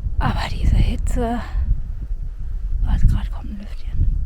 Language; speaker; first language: German; native; German